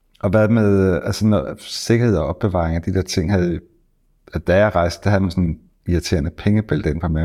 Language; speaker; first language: Danish; native; Danish